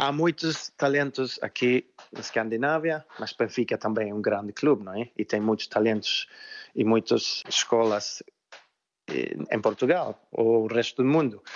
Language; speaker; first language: Portuguese; non-native, fluent; Swedish